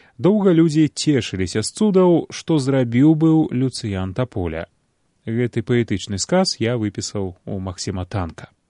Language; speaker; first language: Belarusian; native; Belarusian